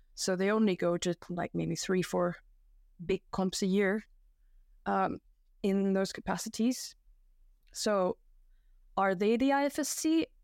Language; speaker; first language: English; non-native, fluent; Dutch